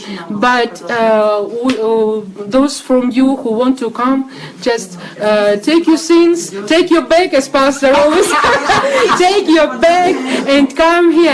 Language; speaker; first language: English; non-native, learner; Russian